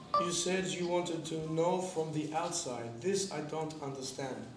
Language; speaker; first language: English; non-native, learner; Russian